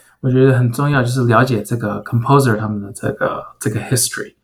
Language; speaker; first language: Chinese; early bilingual, heritage; Chinese